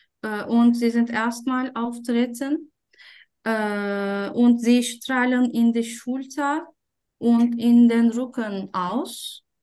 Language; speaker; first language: German; non-native, fluent; Turkish